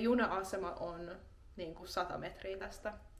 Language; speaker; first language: Finnish; native; Finnish